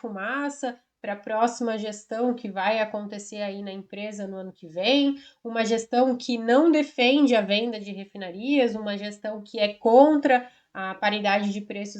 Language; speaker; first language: Portuguese; native; Portuguese